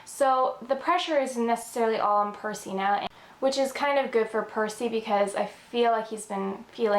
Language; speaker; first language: English; native; English